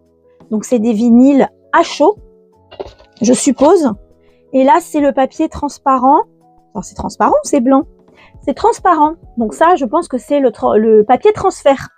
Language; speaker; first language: French; native; French